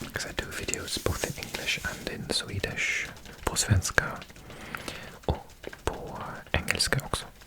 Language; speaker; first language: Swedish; non-native, learner; English